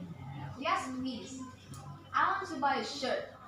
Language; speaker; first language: English; non-native, learner; Indonesian